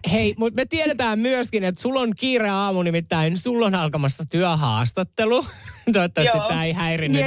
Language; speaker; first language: Finnish; native; Finnish